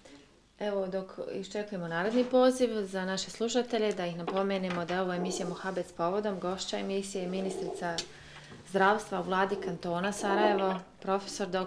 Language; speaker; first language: Serbian; native; Serbian